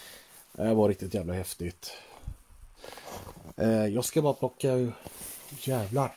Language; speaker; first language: Swedish; native; Swedish